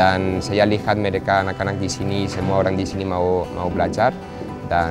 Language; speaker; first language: Indonesian; non-native, fluent; Spanish